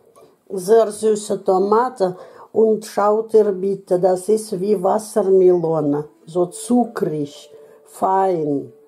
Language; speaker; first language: German; non-native, fluent; Russian